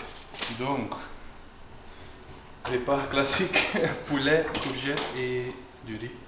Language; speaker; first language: French; non-native, learner; Dutch